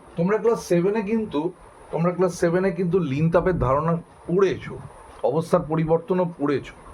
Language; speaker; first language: Bangla; native; Bangla